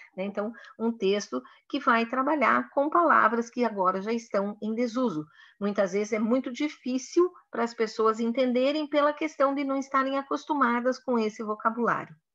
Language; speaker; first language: Portuguese; native; Portuguese